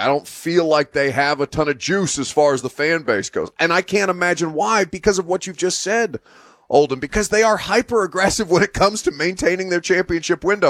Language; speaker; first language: English; native; English